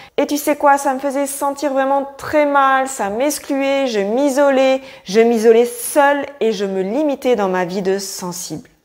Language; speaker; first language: French; native; French